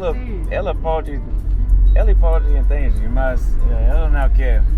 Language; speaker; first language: Portuguese; non-native, learner; English